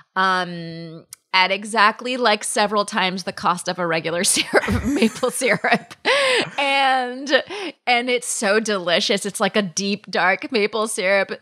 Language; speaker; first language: English; native; English